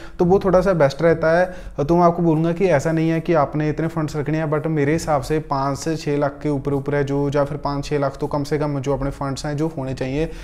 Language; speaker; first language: Hindi; non-native, local second language; Punjabi